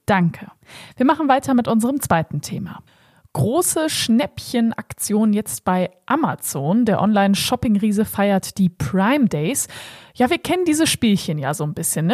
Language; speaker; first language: German; native; German